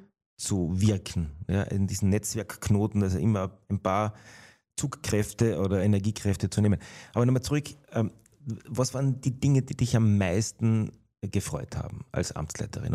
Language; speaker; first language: German; native; German